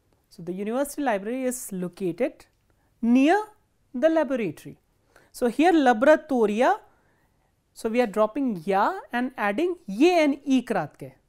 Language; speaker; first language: English; non-native, local second language; Hindi